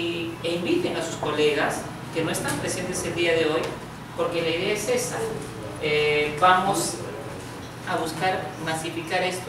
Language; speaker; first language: Spanish; native; Spanish